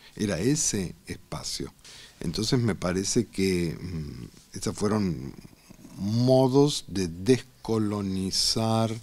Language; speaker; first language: Spanish; native; Spanish